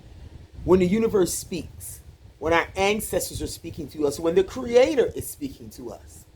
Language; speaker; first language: English; native; English